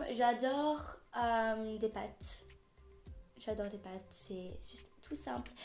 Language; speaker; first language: French; non-native, fluent; English